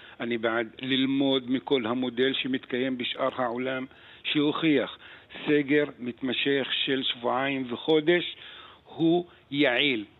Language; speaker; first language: Hebrew; non-native, local second language; Arabic